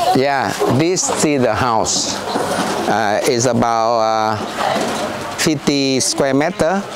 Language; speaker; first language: English; non-native, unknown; Vietnamese